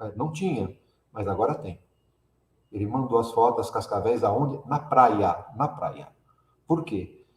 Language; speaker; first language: Portuguese; early bilingual, other home language; Italian